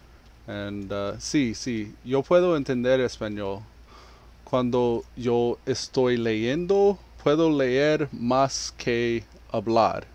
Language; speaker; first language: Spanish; non-native, learner; English